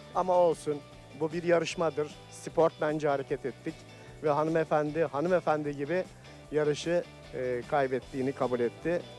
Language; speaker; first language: Turkish; native; Turkish